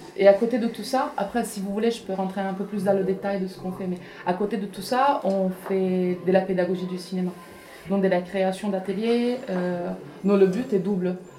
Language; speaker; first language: French; non-native, fluent; Italian